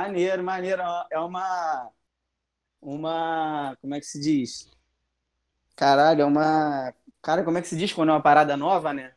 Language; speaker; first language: Portuguese; native; Portuguese